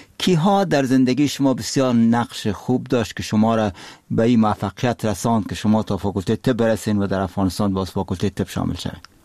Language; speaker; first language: Persian; native; Persian